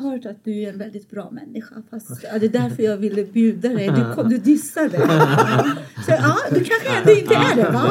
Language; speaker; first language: Swedish; non-native, fluent; Persian